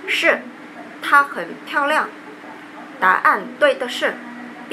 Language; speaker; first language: Chinese; non-native, learner; Vietnamese